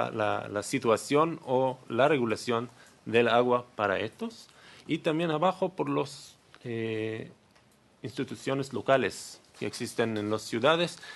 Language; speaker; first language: Spanish; non-native, learner; Hebrew